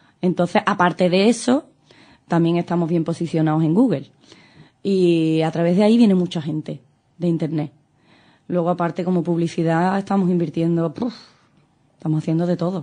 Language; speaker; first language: Spanish; native; Spanish